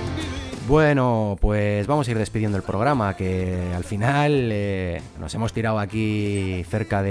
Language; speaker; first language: Spanish; native; Spanish